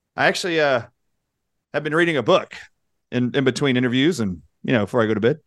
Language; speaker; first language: English; native; English